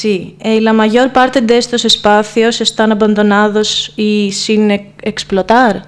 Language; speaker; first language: Spanish; non-native, fluent; Greek